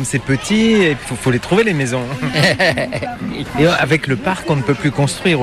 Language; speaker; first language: French; native; French